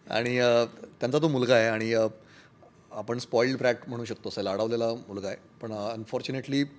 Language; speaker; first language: Marathi; native; Marathi